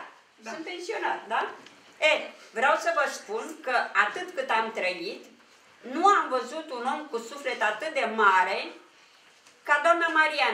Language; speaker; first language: Romanian; native; Romanian